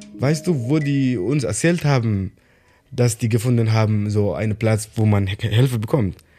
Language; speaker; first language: German; non-native, learner; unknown